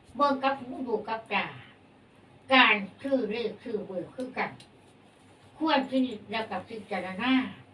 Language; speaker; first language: Thai; native; Thai